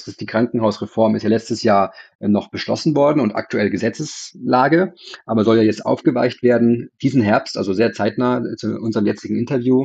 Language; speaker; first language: German; native; German